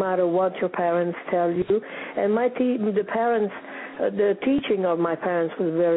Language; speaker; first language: English; non-native, fluent; Italian